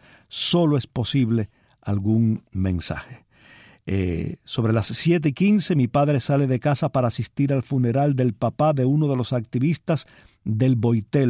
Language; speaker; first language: Spanish; native; Spanish